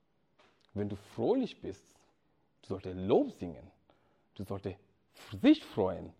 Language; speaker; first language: German; non-native, fluent; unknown